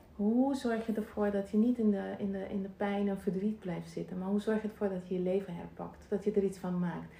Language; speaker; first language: Dutch; non-native, fluent; Russian